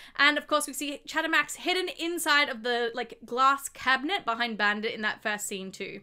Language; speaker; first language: English; native; English